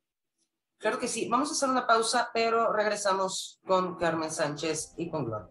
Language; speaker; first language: Spanish; native; Spanish